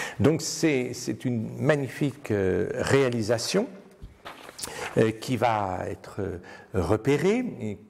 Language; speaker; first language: French; native; French